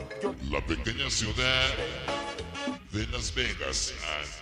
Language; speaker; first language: Spanish; native; Spanish